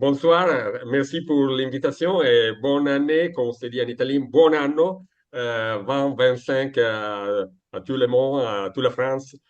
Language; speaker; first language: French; non-native, fluent; Italian